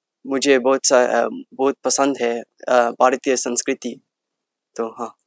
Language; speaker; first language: Hindi; early bilingual, heritage; English